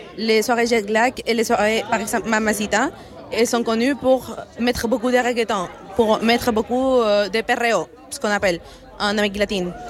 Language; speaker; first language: French; non-native, fluent; Spanish